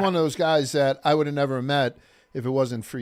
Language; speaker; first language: English; native; English